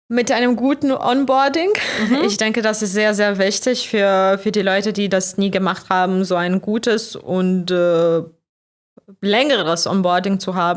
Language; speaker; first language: German; non-native, fluent; Croatian